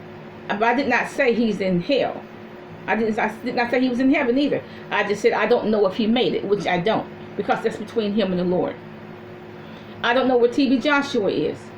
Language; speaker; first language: English; native; English